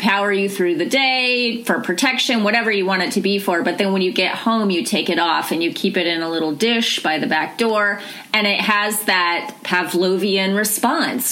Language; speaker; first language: English; native; English